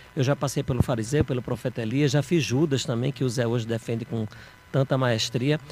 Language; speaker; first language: Portuguese; native; Portuguese